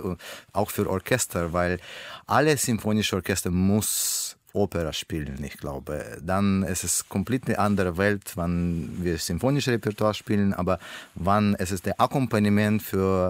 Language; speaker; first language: German; non-native, learner; Russian